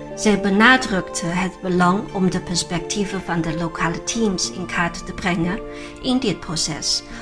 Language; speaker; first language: Dutch; non-native, fluent; Chinese